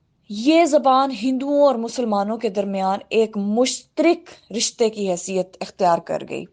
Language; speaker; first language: Urdu; native; Urdu